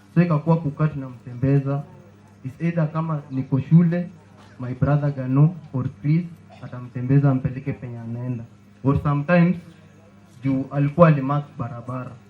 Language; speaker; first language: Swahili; non-native, local second language; Luyia